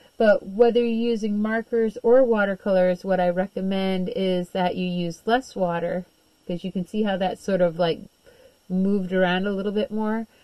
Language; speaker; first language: English; native; English